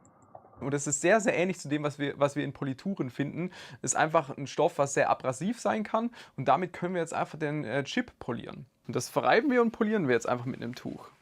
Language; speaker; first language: German; native; German